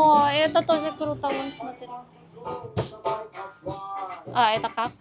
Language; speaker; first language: Russian; non-native, learner; Filipino